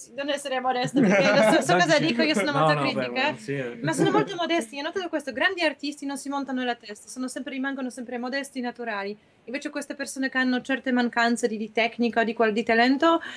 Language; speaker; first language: Italian; non-native, fluent; Polish